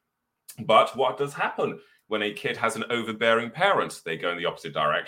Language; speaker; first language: English; native; English